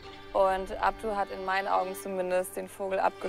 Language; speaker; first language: German; native; German